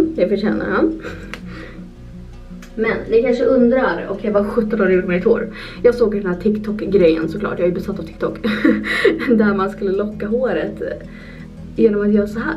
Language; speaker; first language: Swedish; native; Swedish